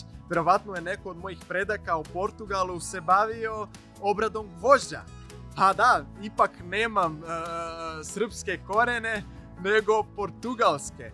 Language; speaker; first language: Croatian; non-native, fluent; Portuguese